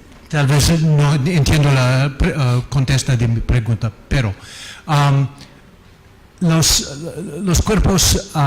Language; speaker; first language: Spanish; non-native, learner; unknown